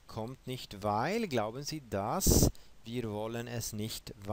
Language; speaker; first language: German; non-native, fluent; Swedish